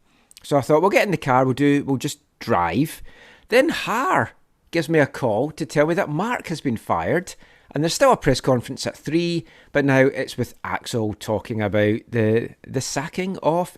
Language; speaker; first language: English; native; English